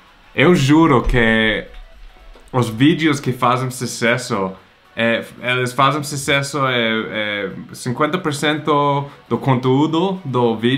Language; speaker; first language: Portuguese; non-native, fluent; English